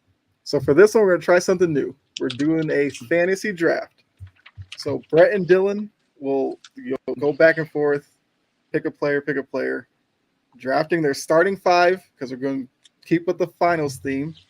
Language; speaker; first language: English; native; English